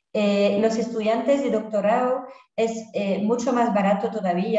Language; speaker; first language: Spanish; non-native, fluent; French